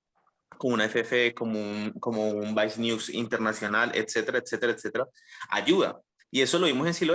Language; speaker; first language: Spanish; native; Spanish